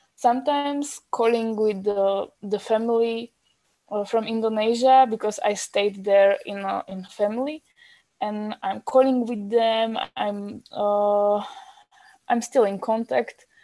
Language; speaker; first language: English; non-native, fluent; Slovak